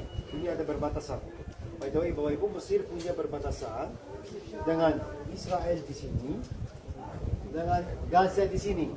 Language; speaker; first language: Indonesian; non-native, fluent; Arabic